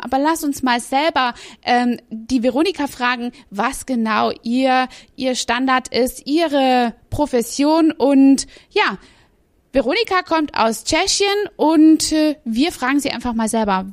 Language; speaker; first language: German; native; German